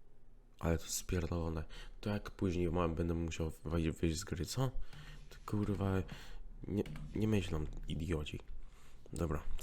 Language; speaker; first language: Polish; native; Polish